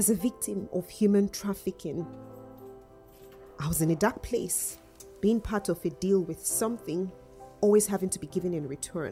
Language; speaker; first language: English; non-native, local second language; Yoruba